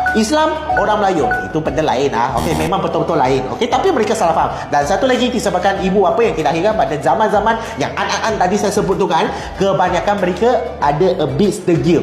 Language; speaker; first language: Malay; non-native, local second language; Chinese